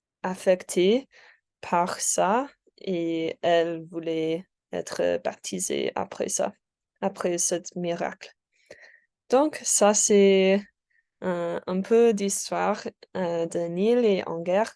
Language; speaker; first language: French; non-native, learner; English